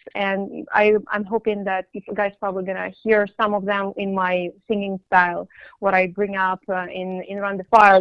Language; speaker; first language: English; non-native, fluent; Russian